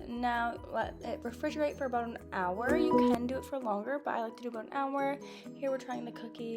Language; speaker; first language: English; native; English